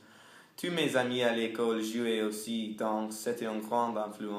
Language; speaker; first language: French; non-native, learner; English